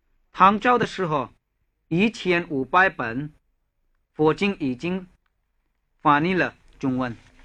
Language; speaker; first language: Chinese; non-native, fluent; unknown